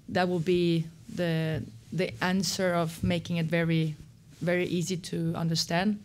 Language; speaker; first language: English; non-native, fluent; Swedish